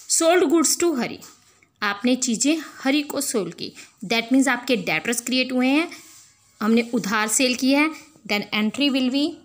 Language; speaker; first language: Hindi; non-native, local second language; Punjabi